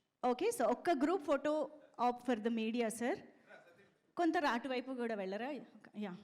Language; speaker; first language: Telugu; native; Telugu